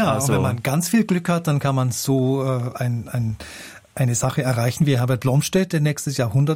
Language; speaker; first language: German; native; German